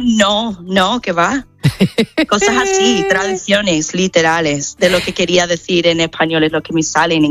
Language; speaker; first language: Spanish; non-native, fluent; English